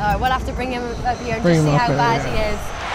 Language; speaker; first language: English; native; English